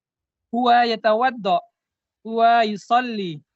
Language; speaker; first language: Arabic; non-native, learner; Indonesian